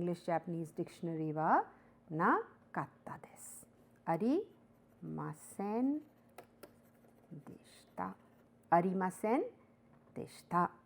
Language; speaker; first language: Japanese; non-native, fluent; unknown